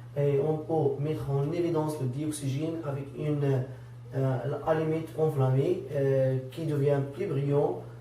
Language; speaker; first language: French; non-native, local second language; Arabic